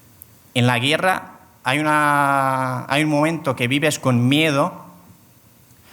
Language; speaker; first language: Spanish; non-native, fluent; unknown